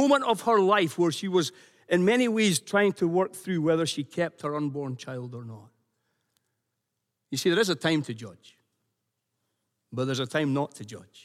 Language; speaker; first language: English; native; English